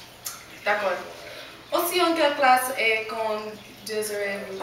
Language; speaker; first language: French; non-native, learner; English